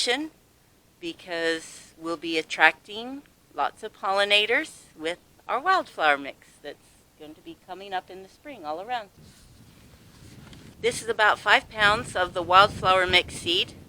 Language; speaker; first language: English; native; English